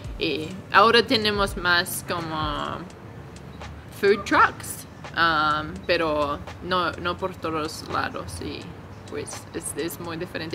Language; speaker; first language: Spanish; non-native, learner; English